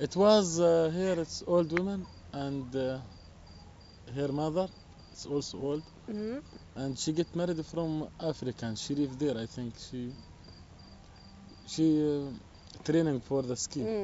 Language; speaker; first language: English; non-native, learner; Arabic